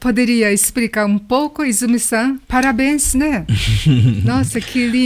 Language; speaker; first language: Portuguese; non-native, learner; Japanese